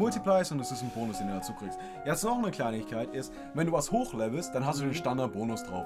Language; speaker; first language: German; native; German